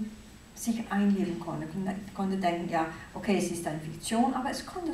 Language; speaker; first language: German; non-native, fluent; Danish